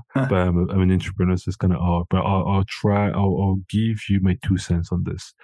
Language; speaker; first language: English; non-native, local second language; French